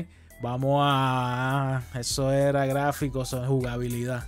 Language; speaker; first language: Spanish; native; Spanish